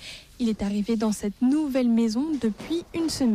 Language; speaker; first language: French; native; French